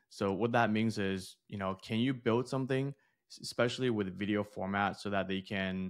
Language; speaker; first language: English; early bilingual, other home language; Chinese